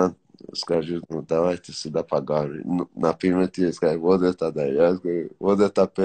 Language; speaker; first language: Russian; non-native, learner; Tajik